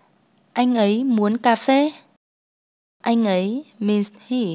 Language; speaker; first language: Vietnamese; non-native, fluent; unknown